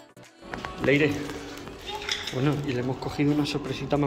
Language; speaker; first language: Spanish; native; Spanish